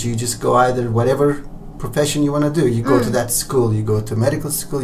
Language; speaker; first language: English; non-native, fluent; Turkish